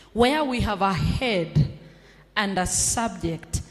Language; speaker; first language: English; non-native, local second language; Swahili